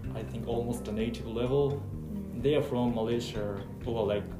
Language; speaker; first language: English; non-native, fluent; Japanese